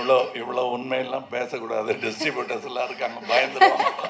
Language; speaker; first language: Tamil; native; Tamil